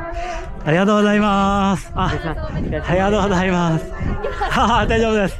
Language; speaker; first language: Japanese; non-native, learner; Chinese